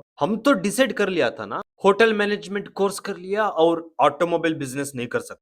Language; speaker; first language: Hindi; non-native, local second language; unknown